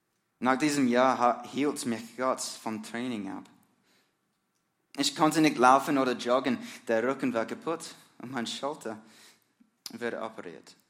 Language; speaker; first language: German; non-native, learner; English